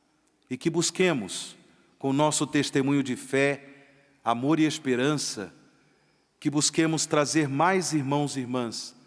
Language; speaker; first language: Portuguese; native; Portuguese